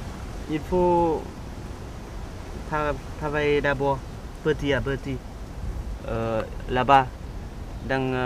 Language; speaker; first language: French; non-native, learner; Vietnamese